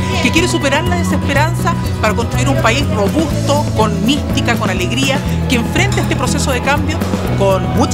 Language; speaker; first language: Spanish; native; Spanish